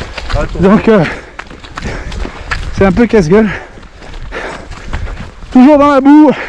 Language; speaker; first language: French; native; French